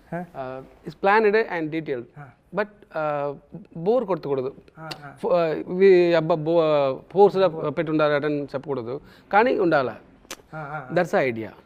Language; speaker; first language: Telugu; non-native, local second language; Tamil